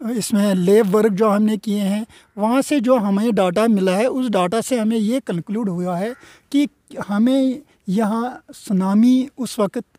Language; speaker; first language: Urdu; non-native, local second language; Kashmiri